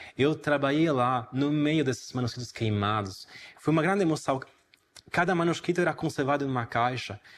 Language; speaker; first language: Portuguese; non-native, fluent; Italian